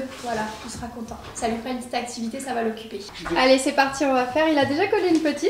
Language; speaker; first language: French; native; French